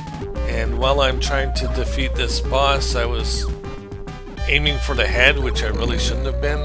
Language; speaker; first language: English; native; English